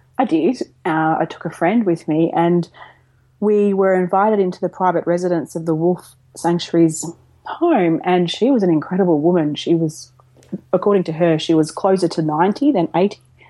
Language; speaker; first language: English; native; English